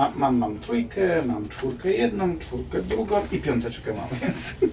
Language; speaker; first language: Polish; native; Polish